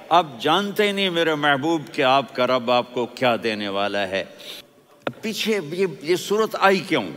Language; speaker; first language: Urdu; non-native, local second language; Punjabi